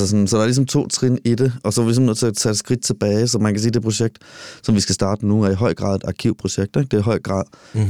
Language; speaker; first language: Danish; native; Danish